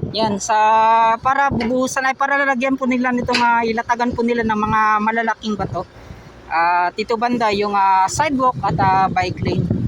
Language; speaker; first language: Filipino; native; Filipino